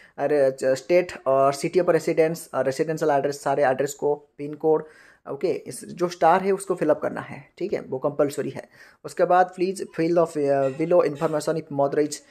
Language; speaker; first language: Hindi; non-native, local second language; Bangla